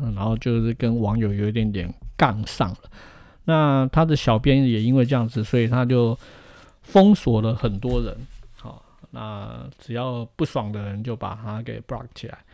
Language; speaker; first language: Chinese; native; Chinese